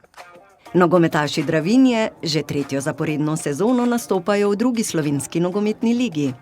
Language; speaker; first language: Slovenian; native; Slovenian